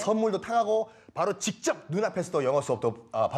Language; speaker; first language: Korean; native; Korean